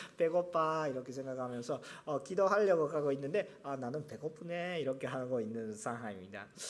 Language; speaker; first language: Korean; non-native, fluent; Japanese